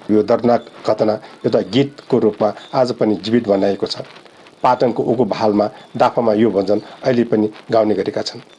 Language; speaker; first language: Nepali; non-native, local second language; Newari